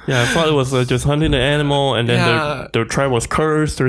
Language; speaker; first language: English; non-native, fluent; Chinese